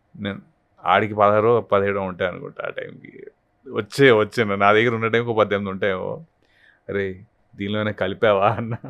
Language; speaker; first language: Telugu; native; Telugu